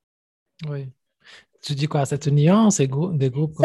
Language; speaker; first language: French; non-native, fluent; Portuguese